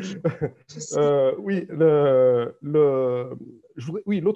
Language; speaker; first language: French; native; French